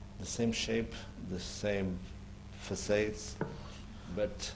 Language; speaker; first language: English; non-native, learner; Portuguese